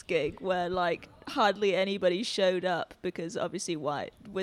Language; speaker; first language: English; native; English